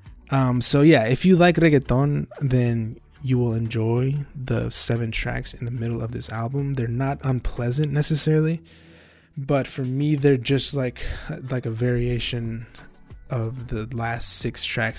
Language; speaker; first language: English; native; English